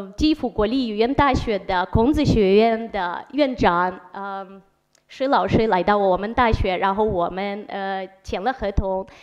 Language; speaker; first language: Chinese; non-native, fluent; Ukrainian